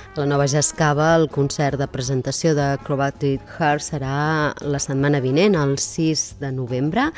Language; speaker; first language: Catalan; native; Catalan